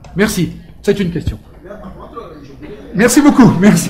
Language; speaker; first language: French; native; French